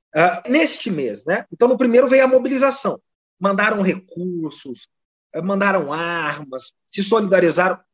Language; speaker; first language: Portuguese; native; Portuguese